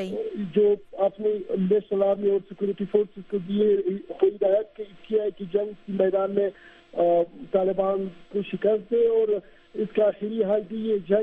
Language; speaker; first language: Hindi; non-native, fluent; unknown